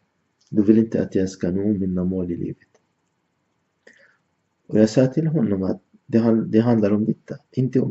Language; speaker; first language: Swedish; non-native, fluent; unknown